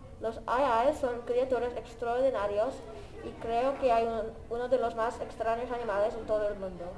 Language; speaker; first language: Spanish; non-native, learner; English